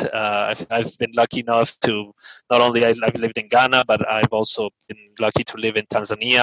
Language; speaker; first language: English; non-native, fluent; Spanish